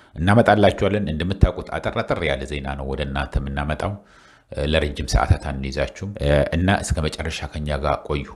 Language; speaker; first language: Amharic; non-native, local second language; Tigrinya